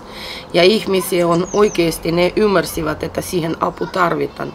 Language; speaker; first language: Finnish; non-native, learner; Ukrainian